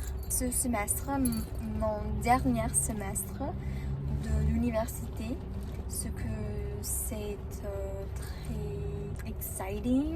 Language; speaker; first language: French; non-native, learner; English